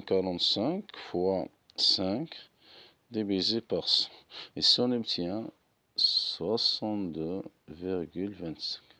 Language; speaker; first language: French; non-native, local second language; Arabic